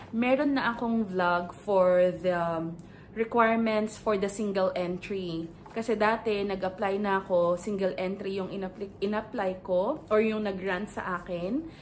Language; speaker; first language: Filipino; native; Filipino